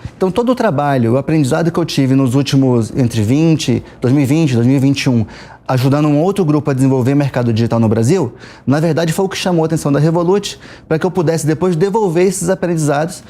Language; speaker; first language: Portuguese; native; Portuguese